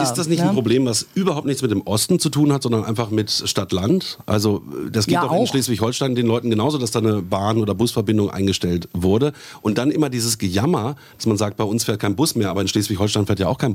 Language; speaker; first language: German; native; German